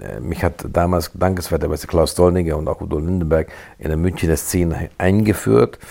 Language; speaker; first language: German; non-native, fluent; Hungarian